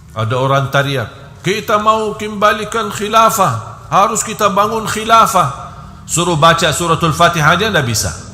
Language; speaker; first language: Indonesian; non-native, fluent; Arabic